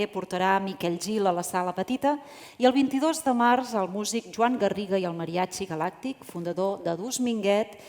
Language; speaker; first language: Catalan; native; Catalan